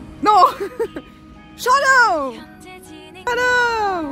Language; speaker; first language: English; non-native, fluent; French